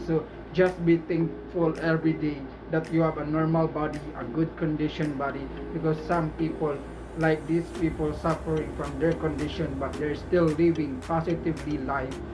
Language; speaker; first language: English; non-native, local second language; Filipino